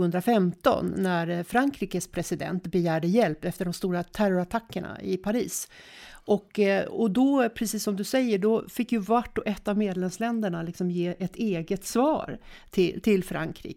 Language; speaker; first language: Swedish; native; Swedish